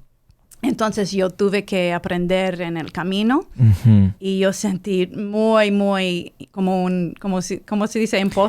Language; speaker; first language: Spanish; non-native, fluent; English